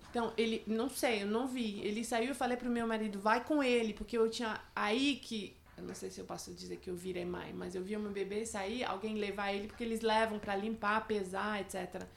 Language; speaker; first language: Portuguese; non-native, fluent; French